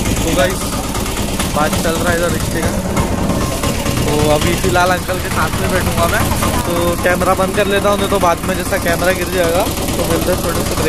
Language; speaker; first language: Hindi; native; Hindi